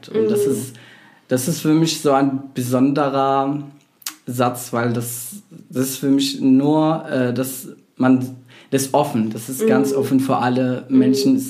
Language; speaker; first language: German; non-native, fluent; Arabic